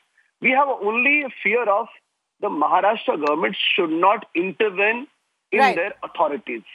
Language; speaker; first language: English; non-native, local second language; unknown